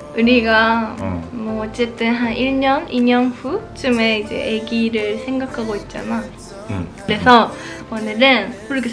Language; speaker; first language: Korean; non-native, fluent; Japanese